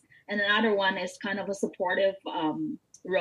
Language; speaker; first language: English; non-native, fluent; Chinese